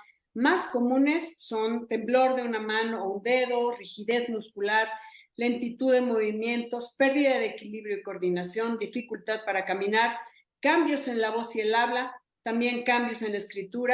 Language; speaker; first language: Spanish; native; Spanish